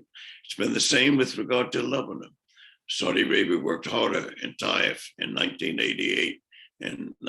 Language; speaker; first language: English; native; English